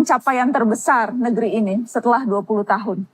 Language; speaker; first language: Indonesian; native; Indonesian